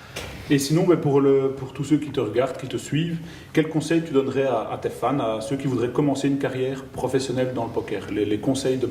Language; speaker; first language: French; native; French